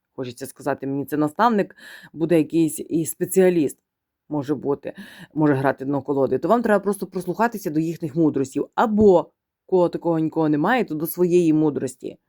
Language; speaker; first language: Ukrainian; non-native, local second language; Russian